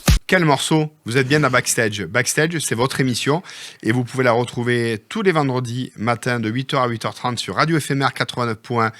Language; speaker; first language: French; native; French